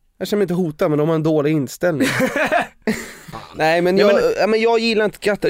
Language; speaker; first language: Swedish; native; Swedish